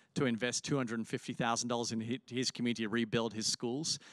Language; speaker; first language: English; native; English